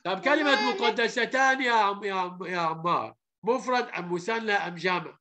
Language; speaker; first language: Arabic; native; Arabic